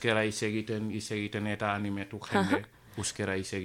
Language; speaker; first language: Basque; non-native, learner; Wolof